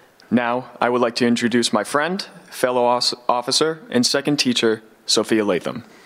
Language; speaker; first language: English; native; English